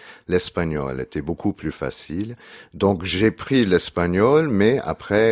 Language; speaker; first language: French; non-native, fluent; English